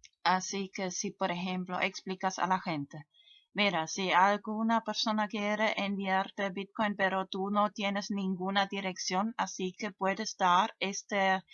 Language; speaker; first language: Spanish; non-native, fluent; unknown